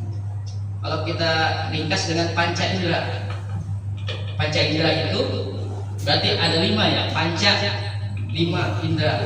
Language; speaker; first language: Indonesian; native; Indonesian